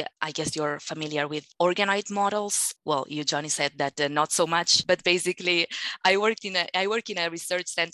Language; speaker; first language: English; non-native, fluent; Spanish